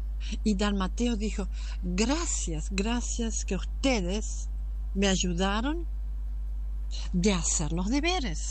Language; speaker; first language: Spanish; non-native, local second language; German